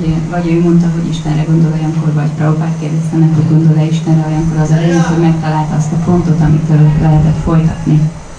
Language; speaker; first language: Hungarian; native; Hungarian